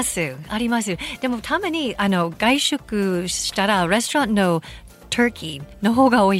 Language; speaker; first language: Japanese; non-native, fluent; English